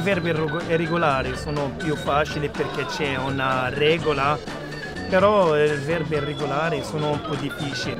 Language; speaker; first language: Italian; non-native, learner; Arabic